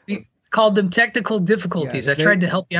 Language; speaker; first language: English; native; English